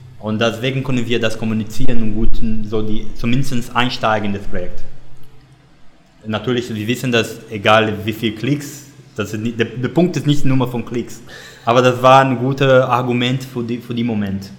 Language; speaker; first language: German; non-native, learner; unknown